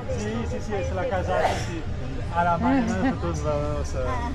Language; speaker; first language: Spanish; non-native, learner; French